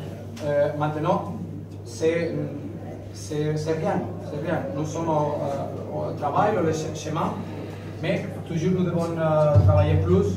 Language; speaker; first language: French; non-native, learner; Spanish